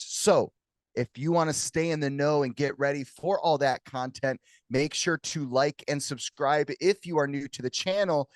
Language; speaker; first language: English; native; English